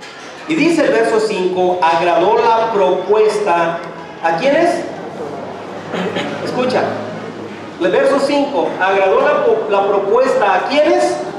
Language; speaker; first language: Spanish; native; Spanish